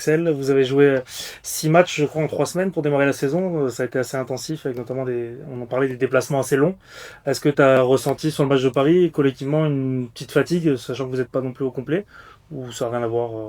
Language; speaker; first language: French; native; French